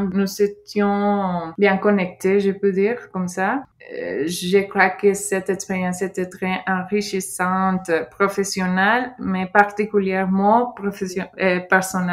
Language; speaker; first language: French; non-native, fluent; Spanish